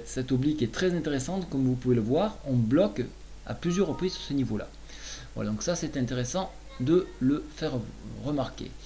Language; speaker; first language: French; native; French